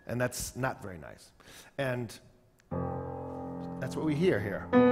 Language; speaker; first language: English; native; English